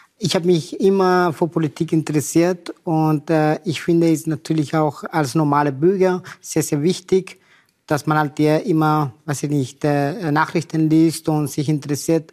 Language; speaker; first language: German; non-native, fluent; Persian